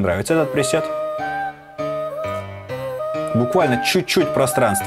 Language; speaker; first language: Russian; native; Russian